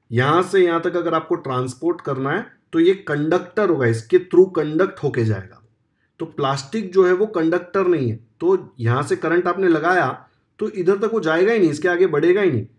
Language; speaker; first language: Hindi; non-native, local second language; Marathi